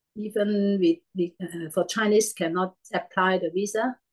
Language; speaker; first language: English; non-native, learner; Cantonese